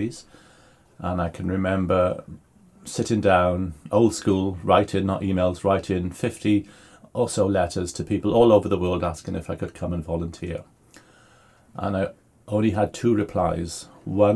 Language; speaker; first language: English; native; English